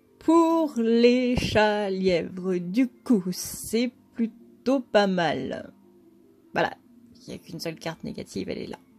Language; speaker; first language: French; early bilingual, other home language; Vietnamese